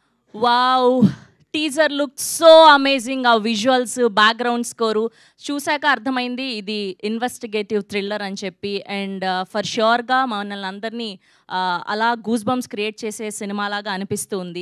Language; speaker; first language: Telugu; native; Telugu